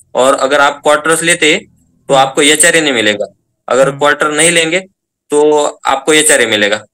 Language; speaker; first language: Hindi; non-native, local second language; Marathi